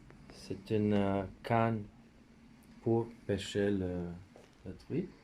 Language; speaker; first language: French; non-native, fluent; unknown